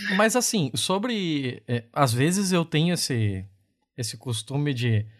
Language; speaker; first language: Portuguese; native; Portuguese